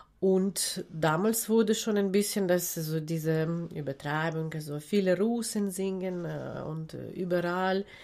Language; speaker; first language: German; non-native, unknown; Ukrainian